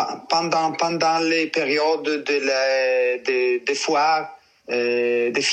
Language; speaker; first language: French; non-native, learner; Italian